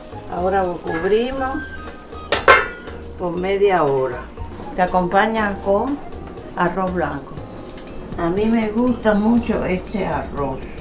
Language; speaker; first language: Spanish; native; Spanish